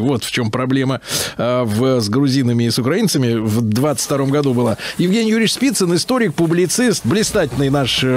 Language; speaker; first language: Russian; native; Russian